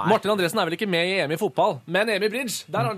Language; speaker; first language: Norwegian; native; Norwegian